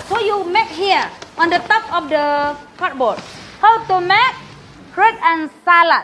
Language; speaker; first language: English; non-native, learner; Indonesian